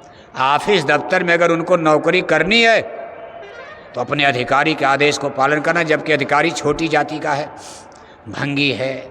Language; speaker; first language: Hindi; native; Hindi